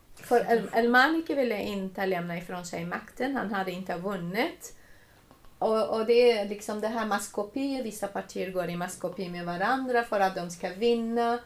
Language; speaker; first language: Swedish; non-native, fluent; Arabic